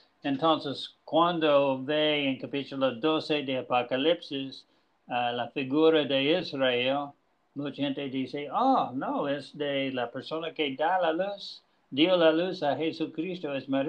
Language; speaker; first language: Spanish; non-native, learner; English